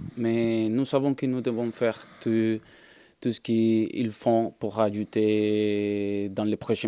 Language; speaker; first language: French; non-native, learner; Spanish